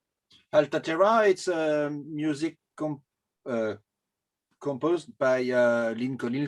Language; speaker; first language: English; non-native, learner; French